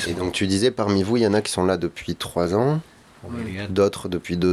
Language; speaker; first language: French; native; French